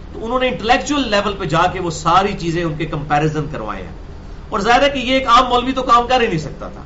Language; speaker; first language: Urdu; non-native, local second language; Punjabi